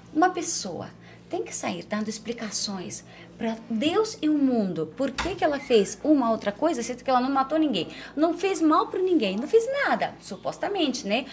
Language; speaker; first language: Portuguese; non-native, fluent; Ukrainian